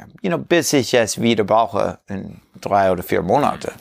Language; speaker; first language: German; non-native, learner; English